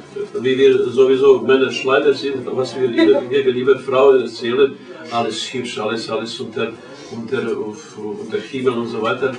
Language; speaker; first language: German; non-native, learner; Croatian